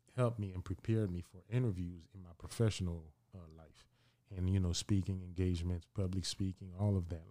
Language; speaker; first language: English; early bilingual, other home language; Haitian Creole